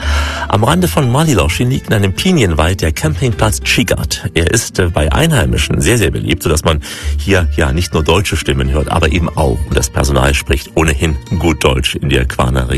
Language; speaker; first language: German; native; German